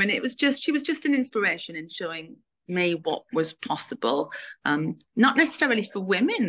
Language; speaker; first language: English; native; English